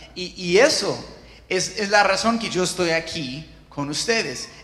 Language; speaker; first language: Spanish; non-native, fluent; English